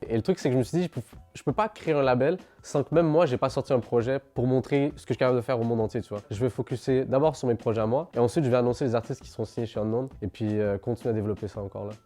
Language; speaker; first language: French; early bilingual, other home language; Arabic